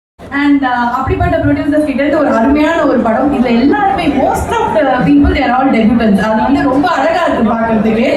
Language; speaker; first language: Tamil; native; Tamil